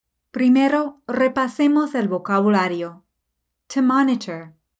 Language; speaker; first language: Spanish; non-native, fluent; English